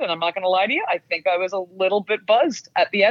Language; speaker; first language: English; native; English